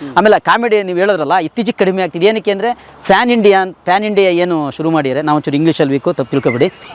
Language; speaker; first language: Kannada; native; Kannada